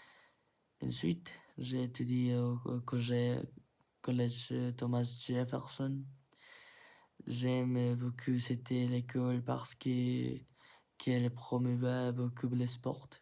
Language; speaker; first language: French; non-native, learner; Spanish